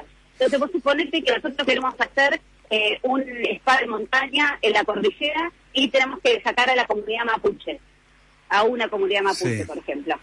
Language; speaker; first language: Spanish; native; Spanish